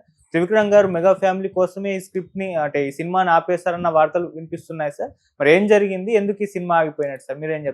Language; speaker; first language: Telugu; native; Telugu